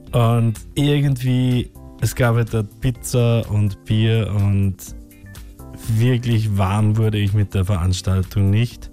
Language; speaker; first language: German; native; German